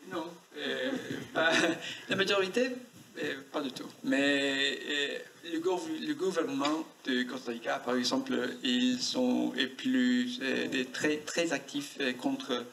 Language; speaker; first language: French; non-native, learner; Spanish